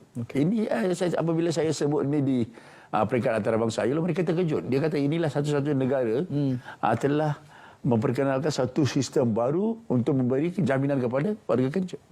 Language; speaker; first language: Malay; non-native, local second language; Tamil